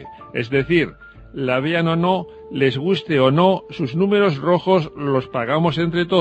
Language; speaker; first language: Spanish; native; Spanish